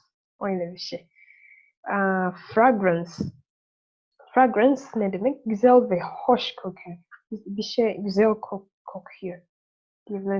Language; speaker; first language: Turkish; non-native, learner; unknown